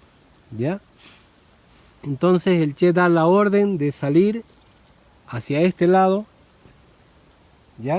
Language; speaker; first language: Spanish; native; Spanish